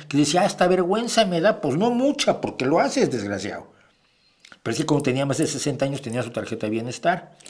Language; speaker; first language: Spanish; native; Spanish